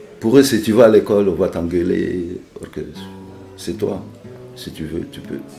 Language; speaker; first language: French; non-native, local second language; Lingala